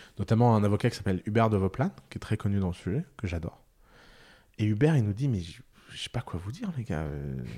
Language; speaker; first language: French; early bilingual, other home language; Arabic